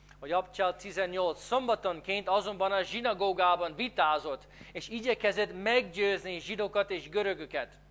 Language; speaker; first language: Hungarian; non-native, fluent; English